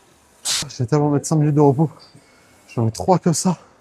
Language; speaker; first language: French; native; French